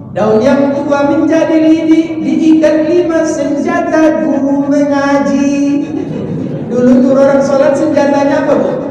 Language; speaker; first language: Indonesian; non-native, local second language; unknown